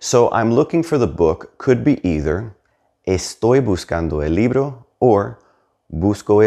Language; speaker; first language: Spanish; non-native, fluent; English